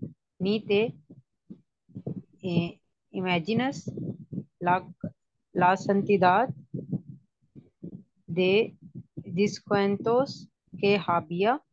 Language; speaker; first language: Spanish; non-native, learner; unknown